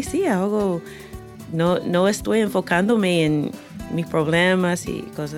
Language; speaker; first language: Spanish; non-native, fluent; English